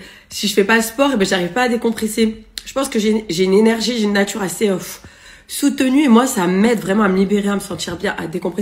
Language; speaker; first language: French; native; French